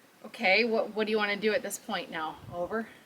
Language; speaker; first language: English; native; English